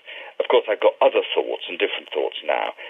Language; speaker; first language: English; native; English